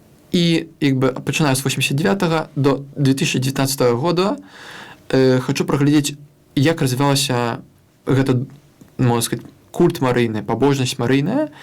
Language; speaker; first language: Belarusian; non-native, local second language; Russian